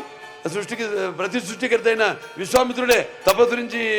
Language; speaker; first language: Telugu; native; Telugu